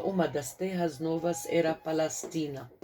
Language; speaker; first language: Portuguese; non-native, fluent; Arabic